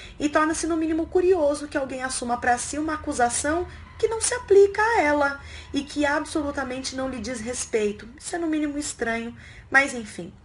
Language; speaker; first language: Portuguese; native; Portuguese